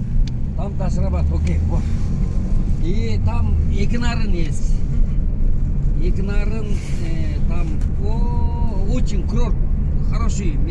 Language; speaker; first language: Russian; non-native, local second language; Kyrgyz